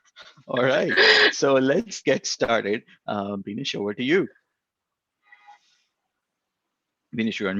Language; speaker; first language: English; non-native, local second language; Hindi